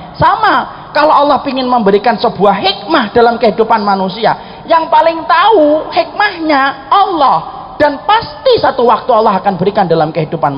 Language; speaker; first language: Indonesian; native; Indonesian